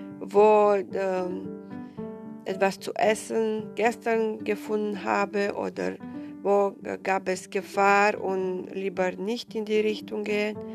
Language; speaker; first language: German; non-native, fluent; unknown